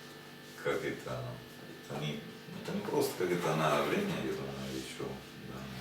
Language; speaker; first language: Russian; non-native, learner; Spanish